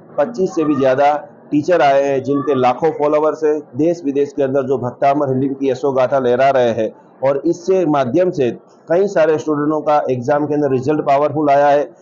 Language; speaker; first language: Hindi; native; Hindi